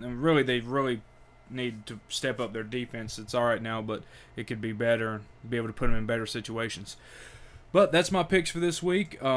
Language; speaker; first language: English; native; English